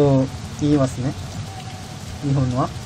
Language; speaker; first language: Japanese; non-native, learner; Korean